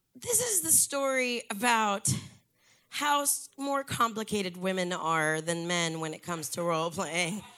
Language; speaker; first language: English; early bilingual, other home language; Spanish